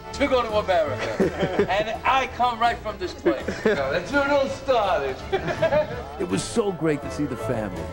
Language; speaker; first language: English; native; English